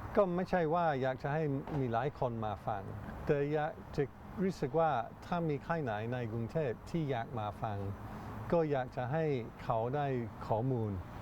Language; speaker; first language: Thai; non-native, fluent; English